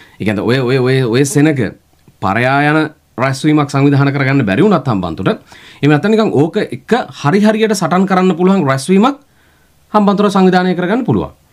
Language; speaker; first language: Sinhala; native; Sinhala